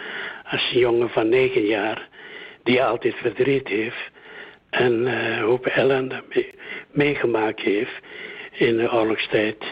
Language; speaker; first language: Dutch; early bilingual, other home language; Indonesian